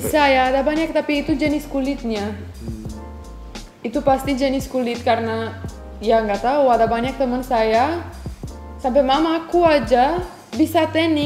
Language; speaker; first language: Indonesian; non-native, fluent; Romanian